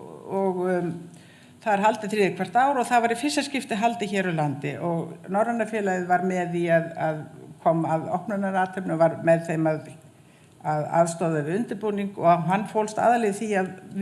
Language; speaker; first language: Icelandic; native; Icelandic